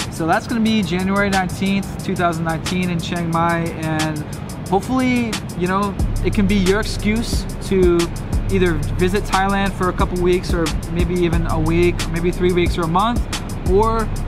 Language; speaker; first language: English; native; English